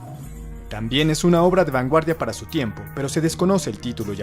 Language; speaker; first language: Spanish; native; Spanish